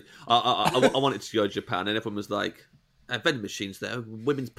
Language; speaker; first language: English; native; English